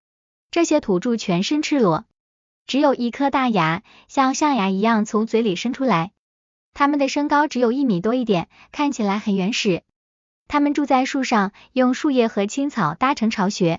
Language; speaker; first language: Chinese; native; Chinese